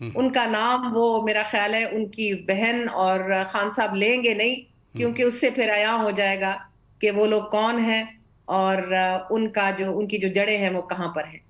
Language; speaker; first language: Urdu; non-native, local second language; Punjabi